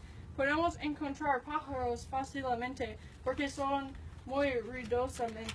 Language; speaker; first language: Spanish; non-native, learner; English